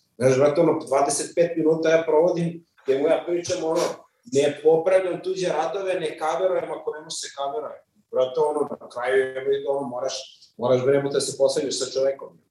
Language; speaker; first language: Serbian; native; Serbian